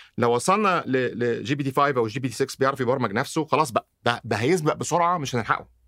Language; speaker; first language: Arabic; native; Arabic